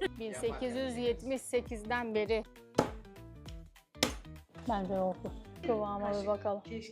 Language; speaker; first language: Turkish; native; Turkish